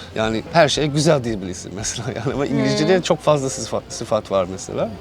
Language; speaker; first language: Turkish; non-native, fluent; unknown